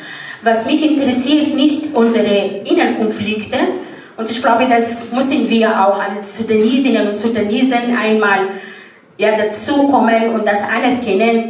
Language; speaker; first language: German; non-native, fluent; Arabic